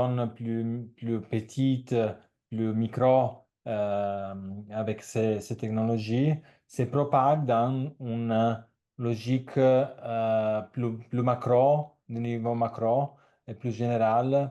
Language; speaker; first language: French; non-native, learner; Italian